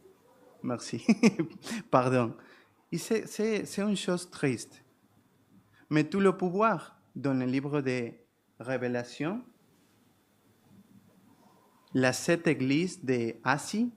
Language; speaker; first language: French; non-native, fluent; Spanish